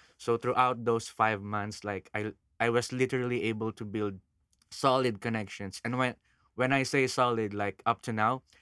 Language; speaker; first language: English; non-native, local second language; Filipino